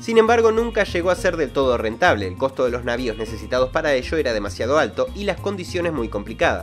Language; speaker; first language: Spanish; native; Spanish